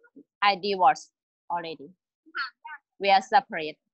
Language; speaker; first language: English; non-native, learner; Thai